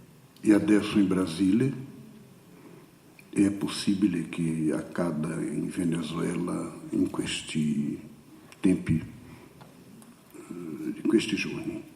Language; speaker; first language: Italian; non-native, fluent; Portuguese